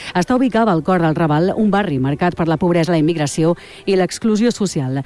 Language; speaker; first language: Catalan; native; Catalan